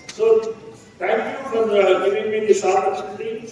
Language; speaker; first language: English; non-native, local second language; Telugu